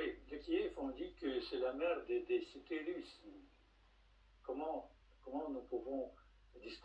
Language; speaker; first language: French; non-native, fluent; Russian